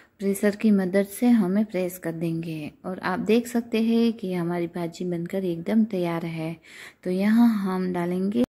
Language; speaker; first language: Hindi; non-native, local second language; Gujarati